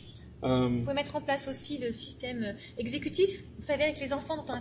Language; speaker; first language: French; native; French